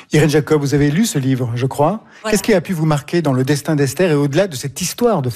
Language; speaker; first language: French; native; French